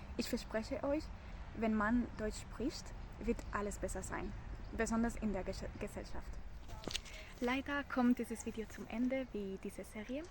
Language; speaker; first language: German; non-native, fluent; Spanish